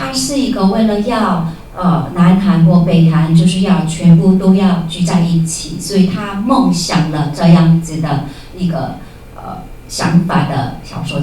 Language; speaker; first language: Chinese; native; Chinese